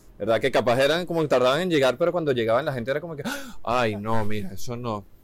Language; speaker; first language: Spanish; native; Spanish